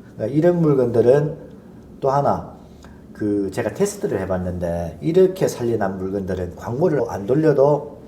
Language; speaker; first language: Korean; early bilingual, heritage; Korean